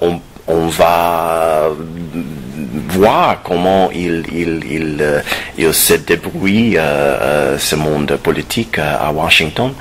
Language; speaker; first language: French; non-native, fluent; English